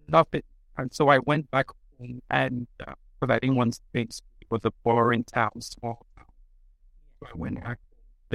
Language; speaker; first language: English; non-native, local second language; Igbo